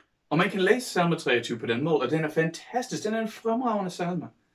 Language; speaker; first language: Danish; non-native, fluent; English